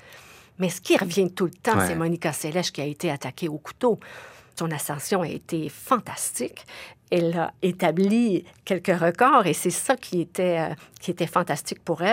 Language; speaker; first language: French; native; French